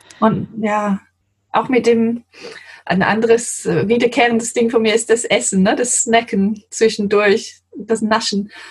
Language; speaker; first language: German; non-native, fluent; English